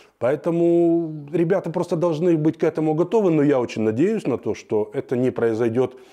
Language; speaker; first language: Russian; native; Russian